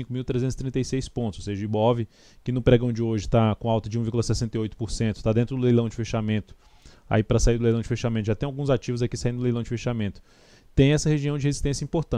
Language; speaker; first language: Portuguese; native; Portuguese